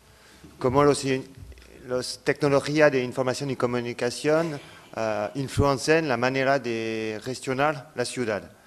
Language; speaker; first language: Spanish; non-native, fluent; French